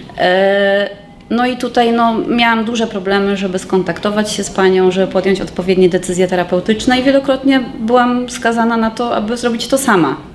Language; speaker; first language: Polish; native; Polish